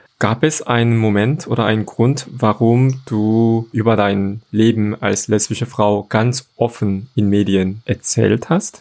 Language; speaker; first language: German; non-native, fluent; Korean